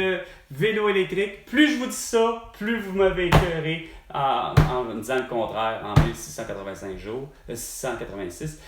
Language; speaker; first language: French; native; French